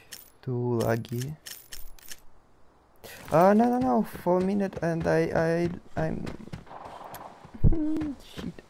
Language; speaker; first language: English; non-native, learner; Russian